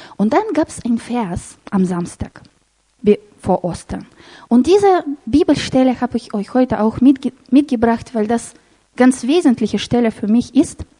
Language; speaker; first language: German; non-native, fluent; Russian